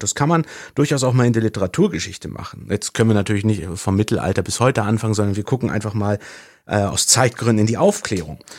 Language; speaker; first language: German; native; German